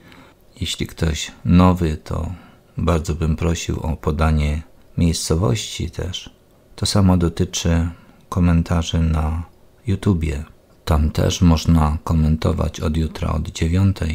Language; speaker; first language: Polish; native; Polish